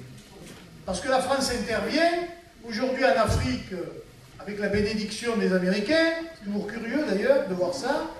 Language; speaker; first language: French; native; French